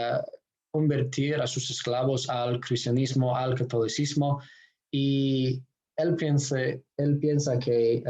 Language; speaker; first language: Spanish; non-native, fluent; English